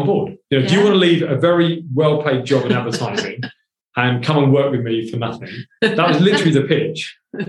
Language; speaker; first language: English; native; English